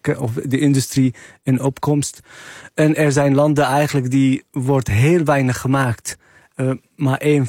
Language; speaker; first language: Dutch; non-native, fluent; Arabic